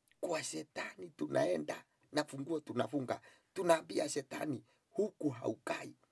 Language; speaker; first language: Swahili; non-native, local second language; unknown